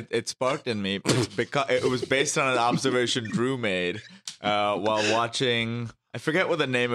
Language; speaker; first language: English; non-native, local second language; Hindi